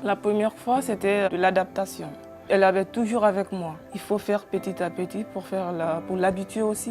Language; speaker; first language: French; non-native, learner; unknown